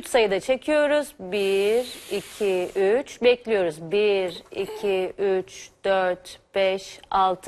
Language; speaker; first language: Turkish; native; Turkish